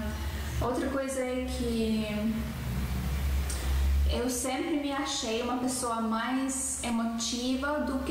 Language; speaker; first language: Portuguese; non-native, fluent; Estonian